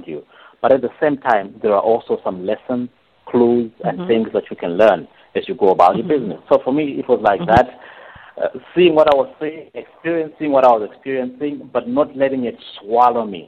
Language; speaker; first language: English; non-native, local second language; Shona